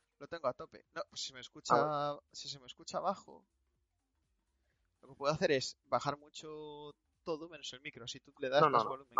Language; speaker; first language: Spanish; native; Spanish